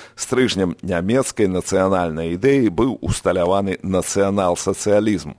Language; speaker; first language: Belarusian; native; Belarusian